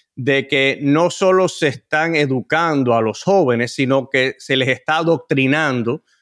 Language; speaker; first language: Spanish; early bilingual, heritage; Spanish